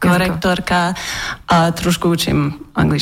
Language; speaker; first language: Slovak; non-native, learner; English